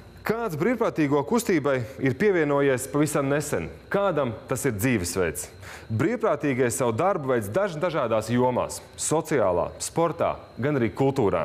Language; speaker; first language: Latvian; native; Latvian